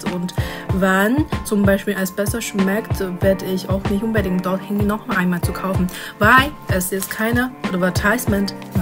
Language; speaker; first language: German; non-native, learner; Chinese